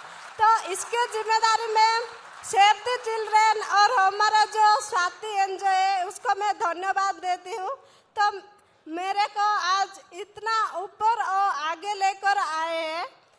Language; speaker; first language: Hindi; non-native, local second language; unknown